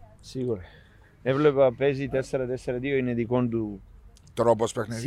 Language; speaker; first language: Greek; non-native, learner; Serbian